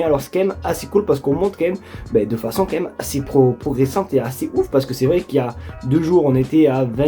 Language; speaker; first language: French; native; French